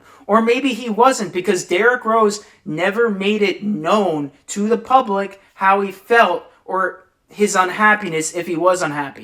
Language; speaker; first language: English; native; English